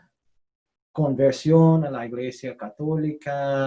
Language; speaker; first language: Spanish; non-native, learner; English